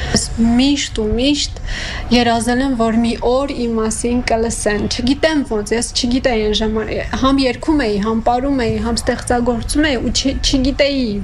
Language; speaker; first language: Armenian; native; Armenian